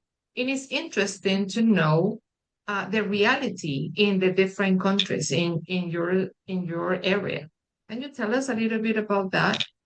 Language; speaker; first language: English; non-native, fluent; Spanish